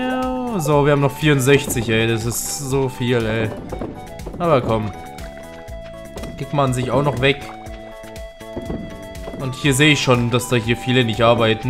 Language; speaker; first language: German; native; German